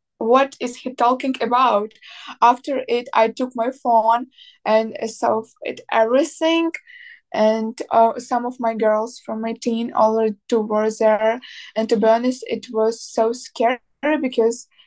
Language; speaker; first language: English; non-native, learner; Ukrainian